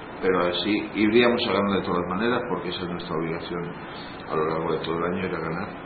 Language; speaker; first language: Spanish; native; Spanish